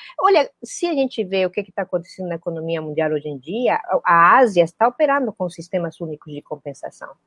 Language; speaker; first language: Portuguese; non-native, fluent; Spanish